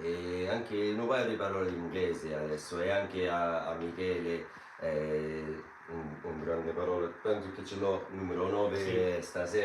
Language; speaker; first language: Italian; non-native, fluent; English